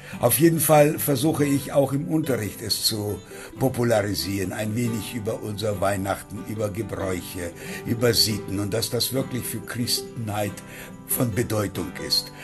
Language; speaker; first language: German; non-native, fluent; Georgian